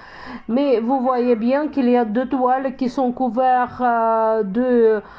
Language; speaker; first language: French; non-native, fluent; Russian